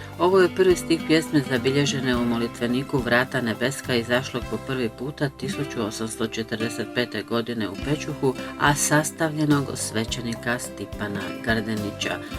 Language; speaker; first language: Bosnian; early bilingual, heritage; Croatian